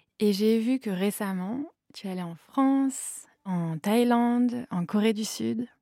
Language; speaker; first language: French; native; French